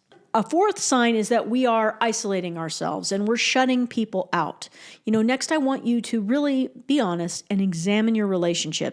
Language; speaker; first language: English; native; English